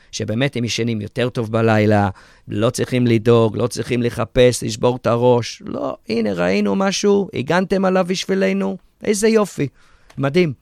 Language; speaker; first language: Hebrew; early bilingual, heritage; Hebrew